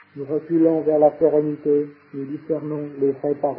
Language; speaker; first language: French; non-native, fluent; Vietnamese